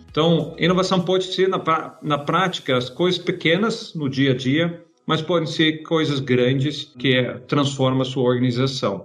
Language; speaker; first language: Portuguese; non-native, fluent; German